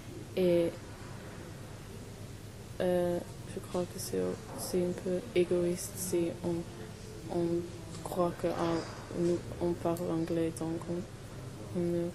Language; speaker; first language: French; non-native, learner; English